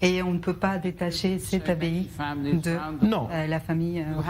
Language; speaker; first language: French; native; French